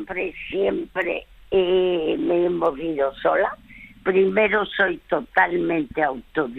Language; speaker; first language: Spanish; early bilingual, other home language; French